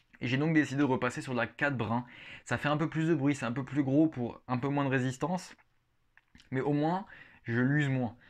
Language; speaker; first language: French; native; French